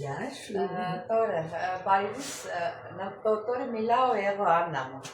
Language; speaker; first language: Greek; non-native, learner; Armenian